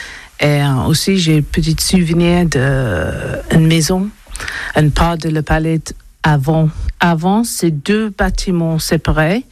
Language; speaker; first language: French; non-native, learner; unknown